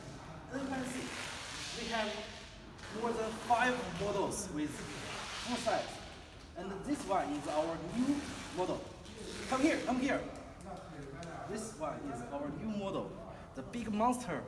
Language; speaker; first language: English; non-native, learner; Chinese